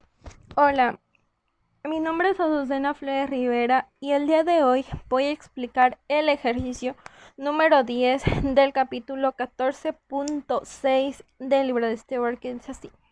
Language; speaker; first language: Spanish; native; Spanish